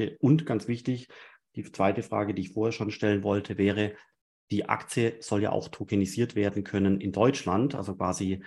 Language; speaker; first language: German; native; German